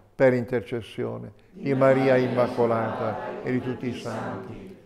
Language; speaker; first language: Italian; native; Italian